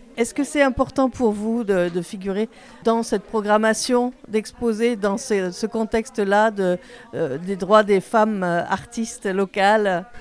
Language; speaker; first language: French; native; French